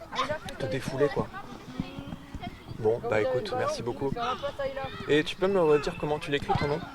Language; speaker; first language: French; native; French